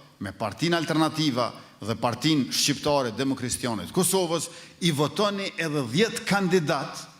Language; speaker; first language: Albanian; native; Albanian